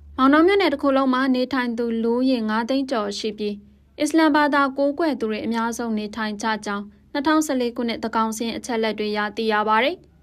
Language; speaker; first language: Burmese; native; Burmese